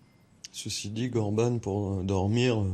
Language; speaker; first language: French; native; French